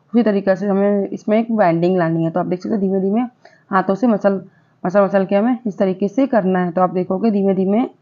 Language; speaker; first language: Hindi; non-native, local second language; Gujarati